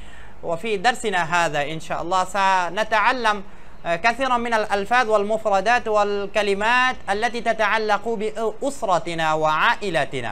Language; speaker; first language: Arabic; non-native, fluent; Bangla